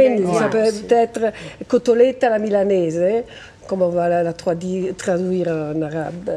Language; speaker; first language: French; non-native, fluent; Italian